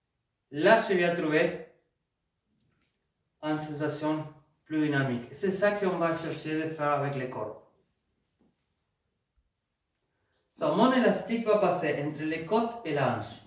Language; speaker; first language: French; non-native, fluent; Spanish